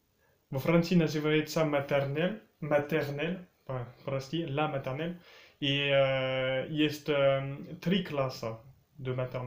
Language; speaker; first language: Russian; early bilingual, heritage; French